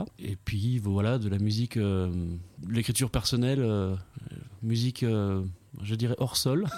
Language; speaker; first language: French; native; French